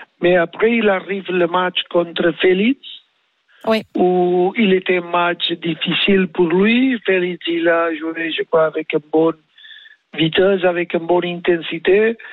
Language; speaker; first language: French; non-native, learner; Spanish